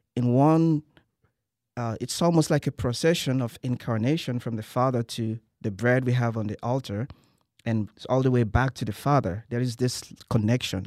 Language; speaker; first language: English; non-native, local second language; Igbo